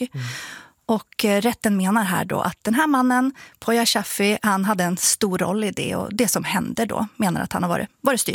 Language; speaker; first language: Swedish; native; Swedish